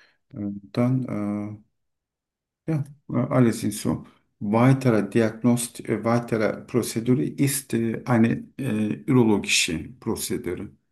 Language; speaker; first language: German; non-native, learner; Turkish